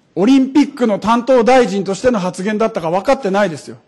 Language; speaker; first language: Japanese; native; Japanese